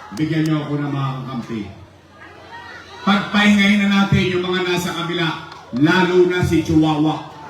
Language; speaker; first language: Filipino; native; Filipino